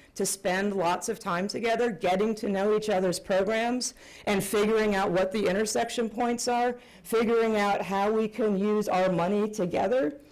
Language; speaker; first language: English; native; English